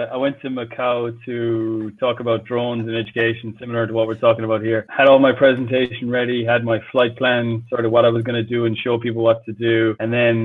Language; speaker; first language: English; native; English